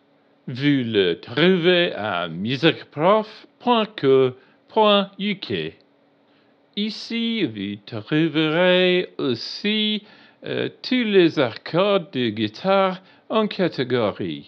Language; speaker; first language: French; non-native, learner; English